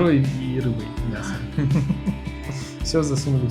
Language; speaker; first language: Russian; native; Russian